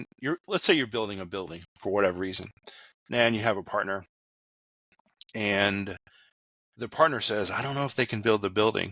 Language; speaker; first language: English; native; English